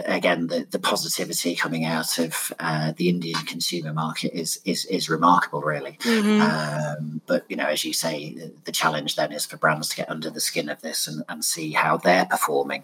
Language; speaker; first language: English; native; English